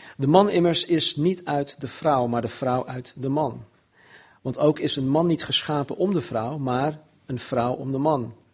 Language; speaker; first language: Dutch; non-native, fluent; English